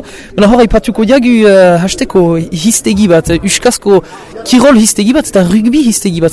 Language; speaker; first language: Basque; native; Basque